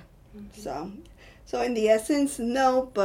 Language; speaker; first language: English; non-native, fluent; Spanish